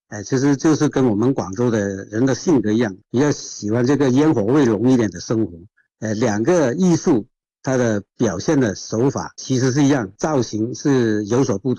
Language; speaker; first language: Chinese; non-native, local second language; Cantonese